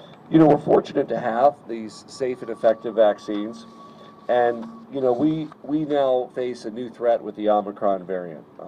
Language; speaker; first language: English; native; English